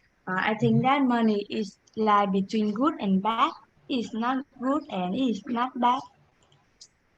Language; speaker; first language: English; non-native, learner; Vietnamese